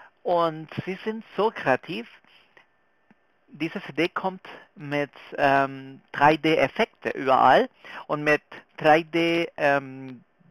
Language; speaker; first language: German; non-native, fluent; Spanish